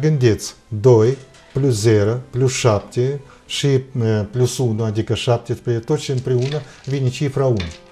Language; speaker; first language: Romanian; non-native, fluent; Russian